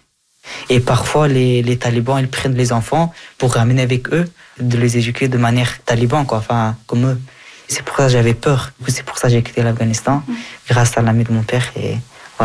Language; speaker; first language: French; early bilingual, other home language; Persian